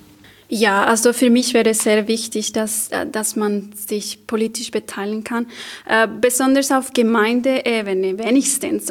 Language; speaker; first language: German; non-native, fluent; Spanish